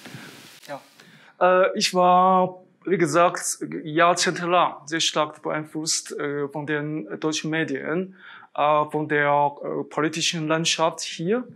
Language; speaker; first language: German; non-native, fluent; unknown